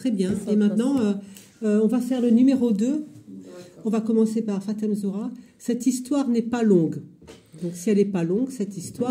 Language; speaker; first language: French; native; French